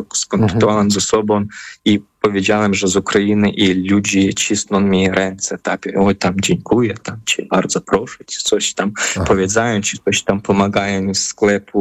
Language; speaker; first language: Polish; non-native, fluent; Ukrainian